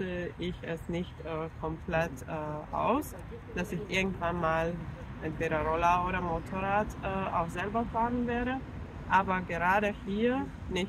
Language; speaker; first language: German; non-native, fluent; Finnish